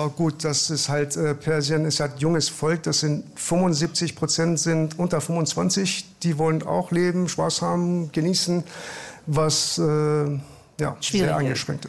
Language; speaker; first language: German; early bilingual, other home language; Persian